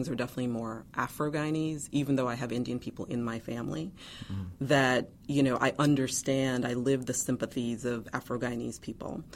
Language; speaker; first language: English; early bilingual, other home language; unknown